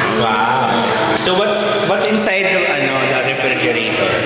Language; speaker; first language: English; non-native, local second language; Filipino